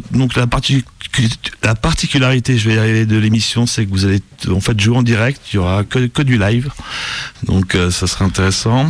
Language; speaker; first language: French; native; French